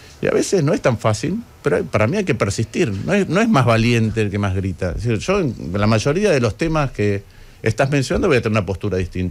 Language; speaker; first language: Spanish; native; Spanish